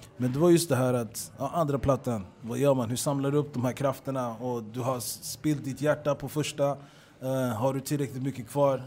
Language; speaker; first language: Swedish; early bilingual, other home language; Papiamento